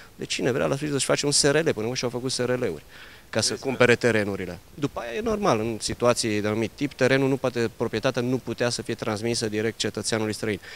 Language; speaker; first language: Romanian; early bilingual, heritage; Romanian